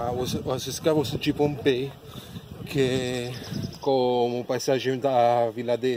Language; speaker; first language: Portuguese; non-native, learner; Italian